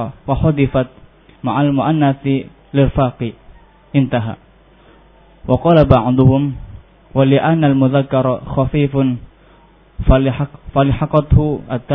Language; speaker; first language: Arabic; non-native, fluent; Indonesian